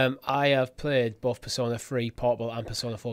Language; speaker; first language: English; native; English